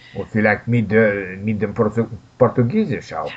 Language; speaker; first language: German; non-native, fluent; Russian